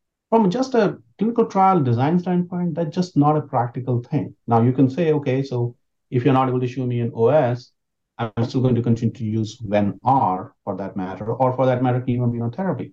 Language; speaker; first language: English; non-native, local second language; Hindi